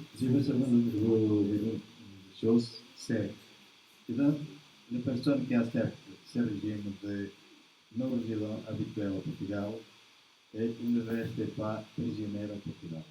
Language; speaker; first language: French; non-native, learner; Portuguese